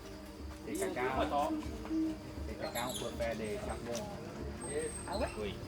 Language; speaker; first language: French; non-native, fluent; Thai